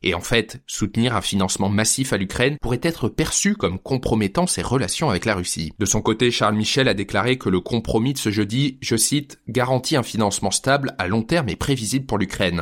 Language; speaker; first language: French; native; French